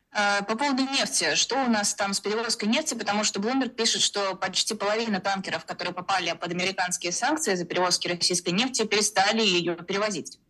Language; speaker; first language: Russian; native; Russian